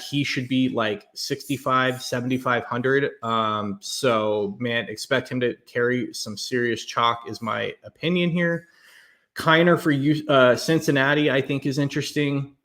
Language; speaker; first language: English; native; English